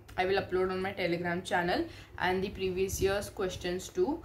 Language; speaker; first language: English; non-native, local second language; Hindi